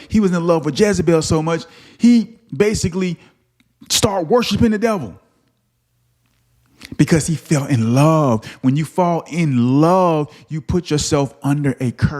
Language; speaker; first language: English; native; English